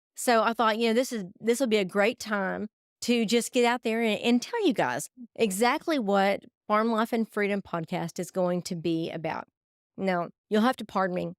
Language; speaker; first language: English; native; English